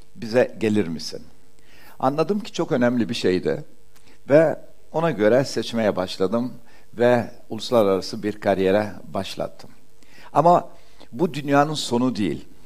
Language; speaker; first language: Turkish; early bilingual, heritage; Turkish